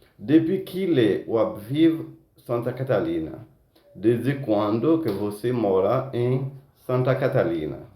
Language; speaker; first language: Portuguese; non-native, fluent; Haitian Creole